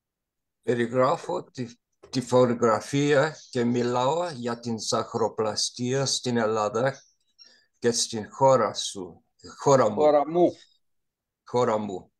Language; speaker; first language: Greek; non-native, learner; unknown